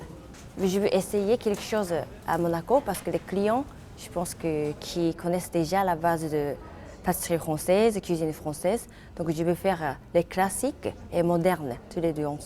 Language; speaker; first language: French; non-native, fluent; Japanese